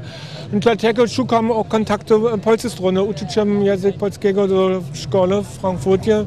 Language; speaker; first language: Polish; non-native, learner; German